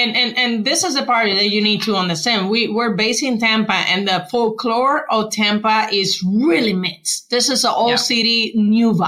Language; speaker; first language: English; non-native, fluent; Spanish